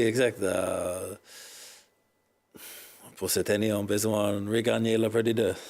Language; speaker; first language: French; non-native, learner; English